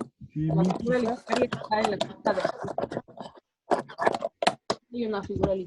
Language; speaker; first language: Spanish; native; Spanish